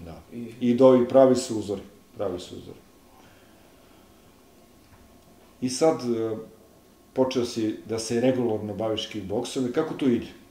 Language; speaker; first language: Serbian; native; Serbian